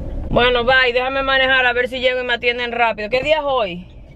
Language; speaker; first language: Spanish; native; Spanish